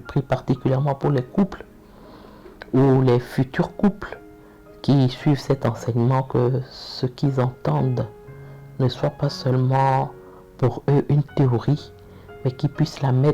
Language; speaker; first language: French; native; French